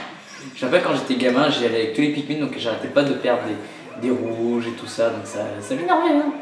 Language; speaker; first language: French; native; French